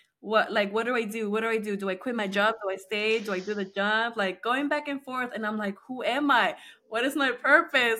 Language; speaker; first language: English; early bilingual, other home language; Spanish